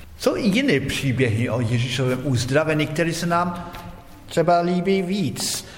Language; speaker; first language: Czech; non-native, fluent; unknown